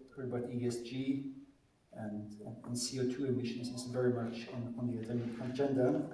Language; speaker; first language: English; non-native, fluent; Norwegian